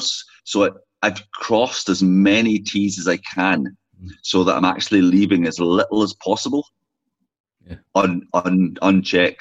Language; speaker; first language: English; native; English